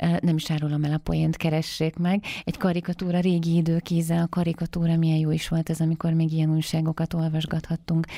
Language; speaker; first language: Hungarian; native; Hungarian